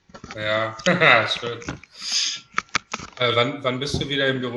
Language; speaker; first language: German; native; German